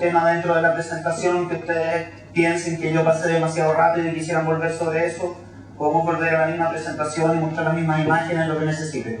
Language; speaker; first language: Spanish; native; Spanish